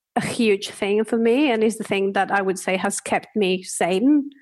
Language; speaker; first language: English; non-native, fluent; Spanish